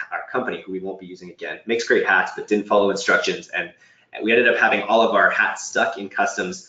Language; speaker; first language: English; native; English